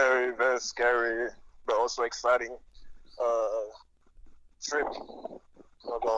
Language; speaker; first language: English; non-native, local second language; French